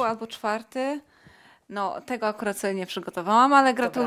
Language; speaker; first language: Polish; native; Polish